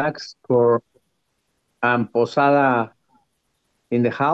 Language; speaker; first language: English; non-native, learner; Spanish